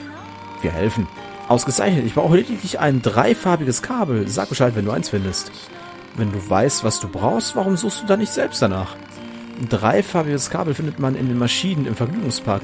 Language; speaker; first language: German; native; German